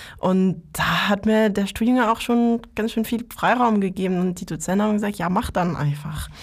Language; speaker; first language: German; non-native, fluent; French